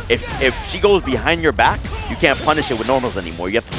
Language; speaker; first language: English; native; English